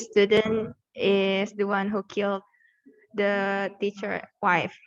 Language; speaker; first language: English; non-native, learner; Indonesian